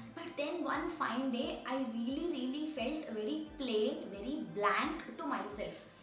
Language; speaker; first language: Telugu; non-native, local second language; Kannada